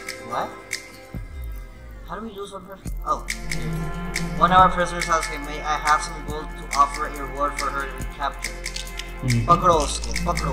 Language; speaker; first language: English; non-native, local second language; Urdu